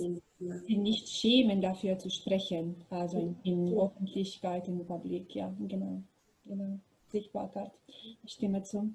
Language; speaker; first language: German; non-native, learner; Macedonian